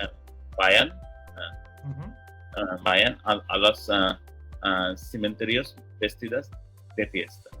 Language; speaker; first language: Spanish; non-native, learner; English